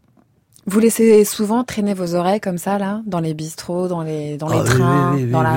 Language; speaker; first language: French; native; French